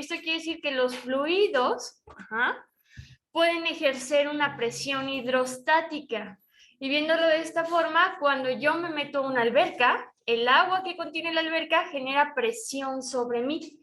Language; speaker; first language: Spanish; native; Spanish